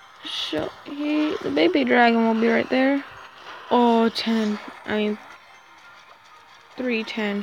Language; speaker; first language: English; native; English